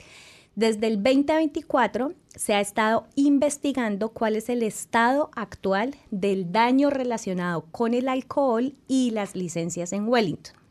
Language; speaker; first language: Spanish; native; Spanish